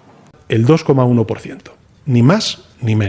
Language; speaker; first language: Spanish; native; Spanish